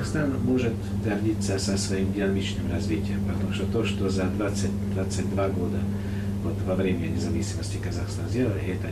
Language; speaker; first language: Russian; non-native, fluent; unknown